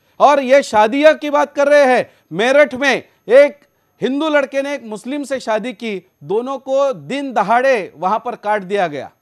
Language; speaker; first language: Hindi; native; Hindi